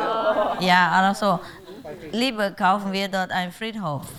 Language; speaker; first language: German; non-native, learner; Vietnamese